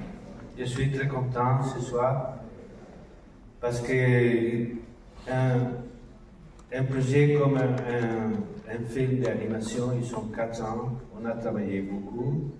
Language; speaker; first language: French; non-native, learner; Spanish